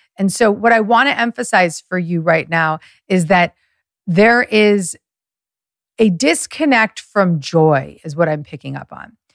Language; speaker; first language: English; early bilingual, other home language; German